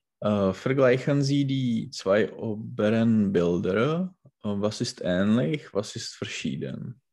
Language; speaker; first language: German; non-native, learner; Czech